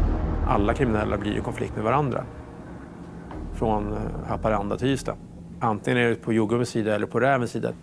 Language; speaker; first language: Swedish; native; Swedish